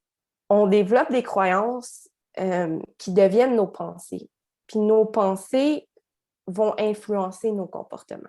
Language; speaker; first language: French; native; French